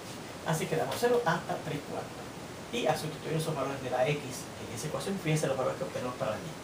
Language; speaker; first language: Spanish; native; Spanish